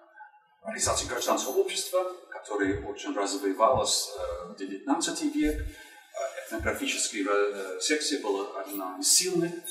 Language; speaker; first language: Russian; non-native, fluent; English